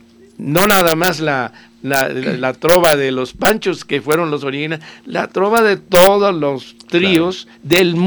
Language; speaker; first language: Spanish; native; Spanish